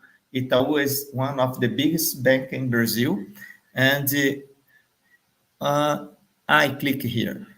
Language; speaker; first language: English; non-native, fluent; Portuguese